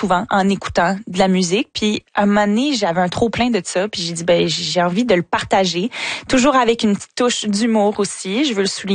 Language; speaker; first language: French; native; French